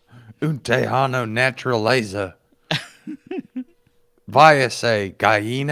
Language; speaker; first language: Spanish; non-native, learner; English